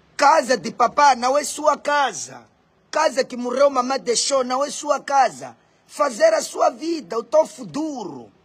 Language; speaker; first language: Portuguese; non-native, local second language; Makhuwa